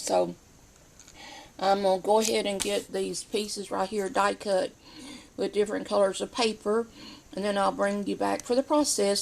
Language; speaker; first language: English; native; English